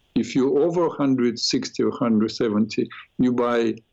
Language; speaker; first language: English; non-native, fluent; Russian